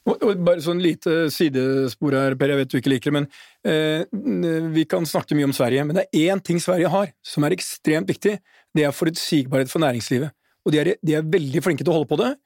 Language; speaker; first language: Norwegian; native; Norwegian